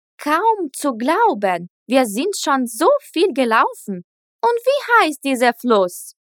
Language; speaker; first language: German; non-native, fluent; Portuguese